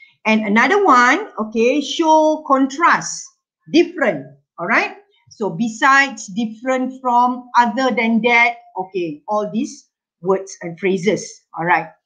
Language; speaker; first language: English; non-native, local second language; Malay